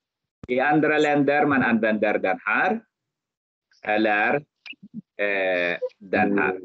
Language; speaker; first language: Swedish; non-native, fluent; Arabic